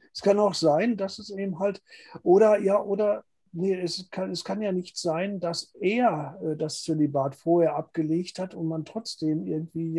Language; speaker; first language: German; native; German